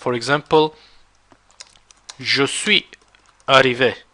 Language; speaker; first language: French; non-native, fluent; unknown